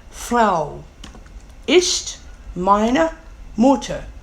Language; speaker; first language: German; non-native, learner; English